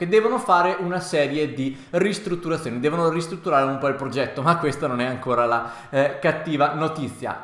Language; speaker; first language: Italian; native; Italian